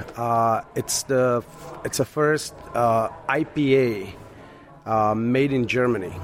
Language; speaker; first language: English; non-native, fluent; Slovak